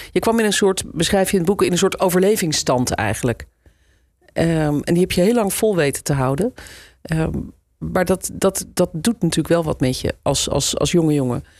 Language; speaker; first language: Dutch; native; Dutch